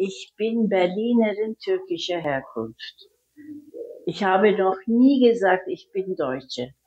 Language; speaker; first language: German; early bilingual, other home language; Turkish